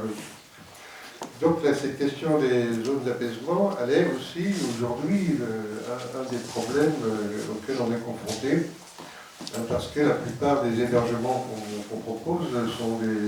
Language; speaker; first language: French; native; French